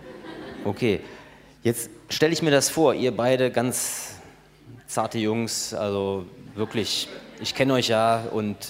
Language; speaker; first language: German; native; German